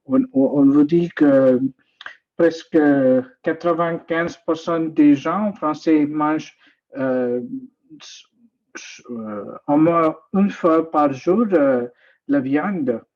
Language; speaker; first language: French; non-native, learner; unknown